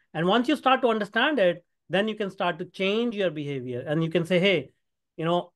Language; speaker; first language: English; non-native, local second language; Hindi